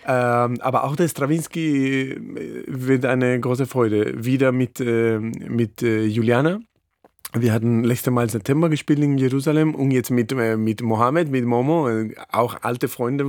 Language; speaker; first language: German; non-native, fluent; Spanish